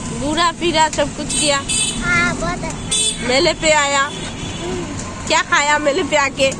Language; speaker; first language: Hindi; non-native, local second language; Bangla